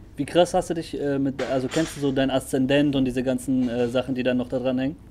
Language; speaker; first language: German; native; German